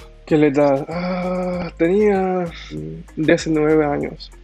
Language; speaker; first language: Spanish; non-native, learner; English